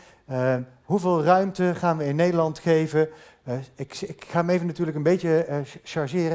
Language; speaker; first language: Dutch; native; Dutch